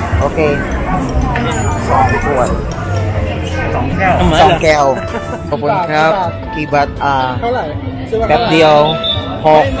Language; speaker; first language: Thai; non-native, learner; Filipino